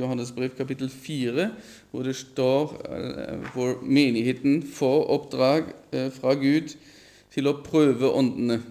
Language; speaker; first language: Norwegian; non-native, fluent; German